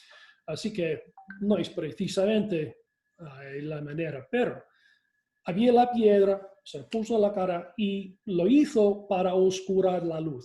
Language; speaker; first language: Spanish; non-native, fluent; English